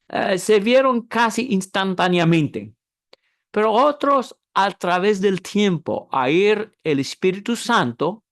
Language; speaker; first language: Spanish; non-native, fluent; English